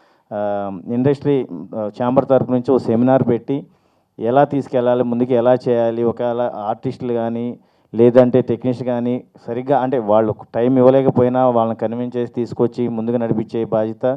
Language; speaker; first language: Telugu; native; Telugu